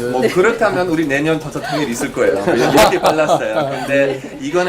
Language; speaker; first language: Korean; non-native, fluent; German